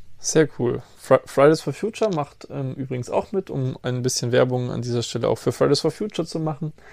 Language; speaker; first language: German; native; German